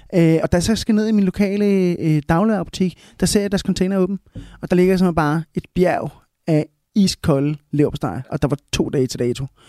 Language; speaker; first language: Danish; early bilingual, other home language; Spanish